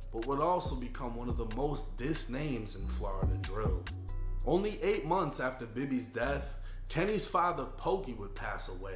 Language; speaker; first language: English; native; English